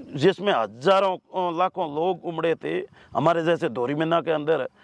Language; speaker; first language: Hindi; native; Hindi